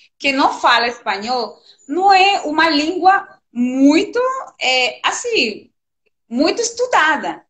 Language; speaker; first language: Portuguese; non-native, fluent; Spanish